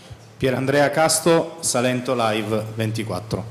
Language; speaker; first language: Italian; native; Italian